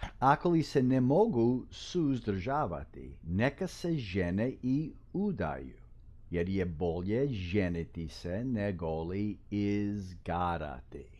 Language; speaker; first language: Croatian; early bilingual, heritage; Croatian